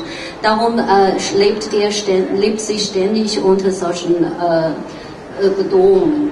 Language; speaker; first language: German; non-native, fluent; Chinese